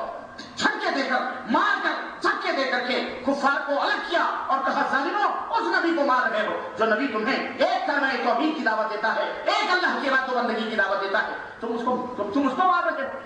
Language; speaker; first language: Urdu; native; Urdu